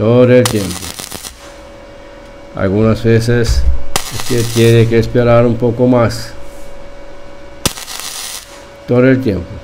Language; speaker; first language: Spanish; non-native, fluent; Portuguese